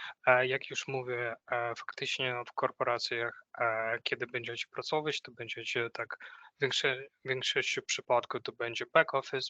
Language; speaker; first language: Polish; non-native, fluent; Ukrainian